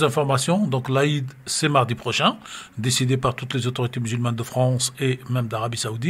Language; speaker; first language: French; native; French